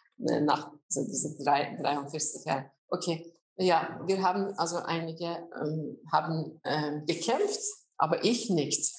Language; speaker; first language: German; non-native, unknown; Azerbaijani